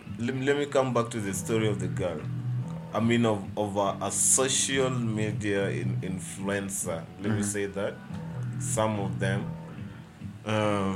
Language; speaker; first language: English; non-native, local second language; Luo (Kenya and Tanzania)